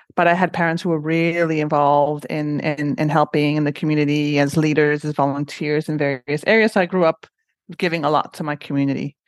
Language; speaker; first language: English; non-native, fluent; Spanish